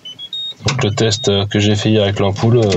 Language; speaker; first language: French; native; French